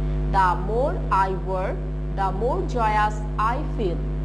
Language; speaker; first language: English; non-native, local second language; Bangla